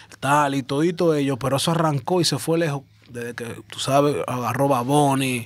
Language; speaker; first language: Spanish; early bilingual, heritage; Spanish